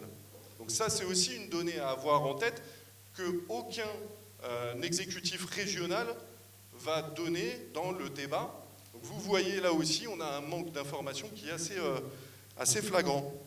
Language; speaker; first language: French; native; French